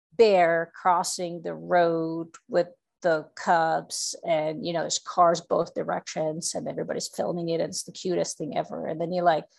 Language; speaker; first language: English; non-native, fluent; Czech